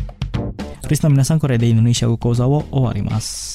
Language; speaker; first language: Japanese; non-native, fluent; Indonesian